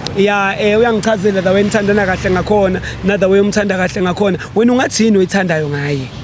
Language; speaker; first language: Zulu; native; Zulu